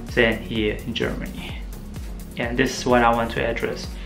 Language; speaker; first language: English; non-native, fluent; Russian